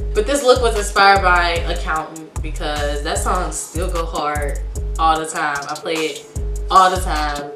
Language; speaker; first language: English; native; English